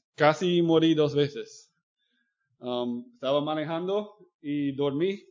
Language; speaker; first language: Spanish; non-native, fluent; English